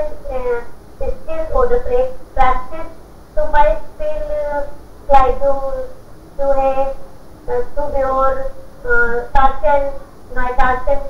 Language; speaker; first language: German; non-native, learner; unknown